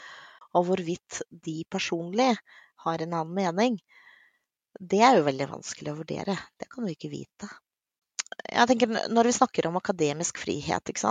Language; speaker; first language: Norwegian; non-native, fluent; Russian